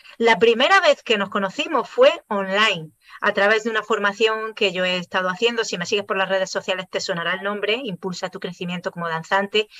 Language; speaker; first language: Spanish; native; Spanish